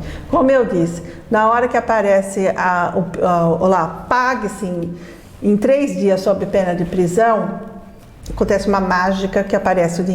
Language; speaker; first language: Portuguese; native; Portuguese